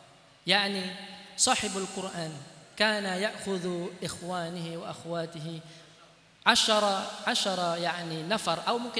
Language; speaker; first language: Arabic; non-native, fluent; Indonesian